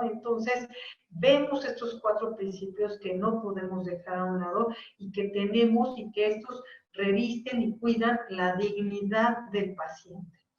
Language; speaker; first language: Spanish; native; Spanish